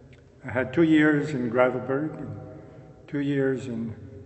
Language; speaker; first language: English; non-native, local second language; French